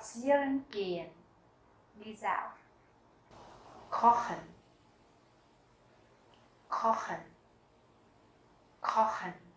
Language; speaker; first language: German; non-native, fluent; Vietnamese